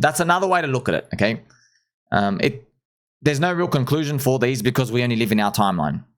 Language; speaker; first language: English; native; English